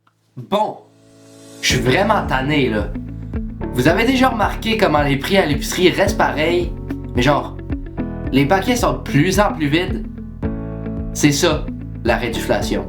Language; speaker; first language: French; native; French